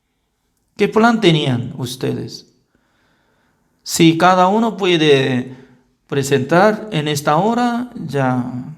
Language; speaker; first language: Spanish; non-native, learner; Korean